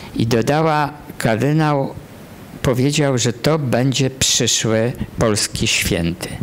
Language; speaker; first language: Polish; native; Polish